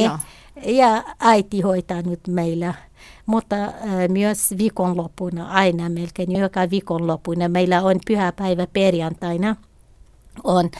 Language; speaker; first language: Finnish; non-native, learner; Kurdish